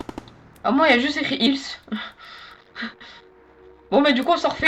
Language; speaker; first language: French; native; French